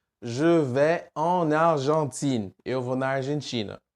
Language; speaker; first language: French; non-native, fluent; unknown